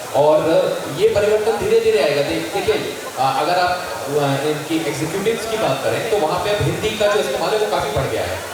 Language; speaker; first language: Hindi; native; Hindi